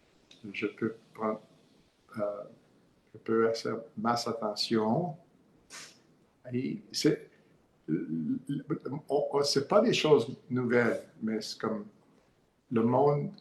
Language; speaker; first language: French; non-native, learner; English